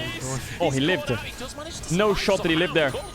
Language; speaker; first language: English; native; English